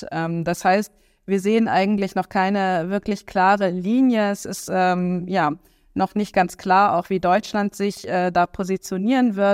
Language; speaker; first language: German; native; German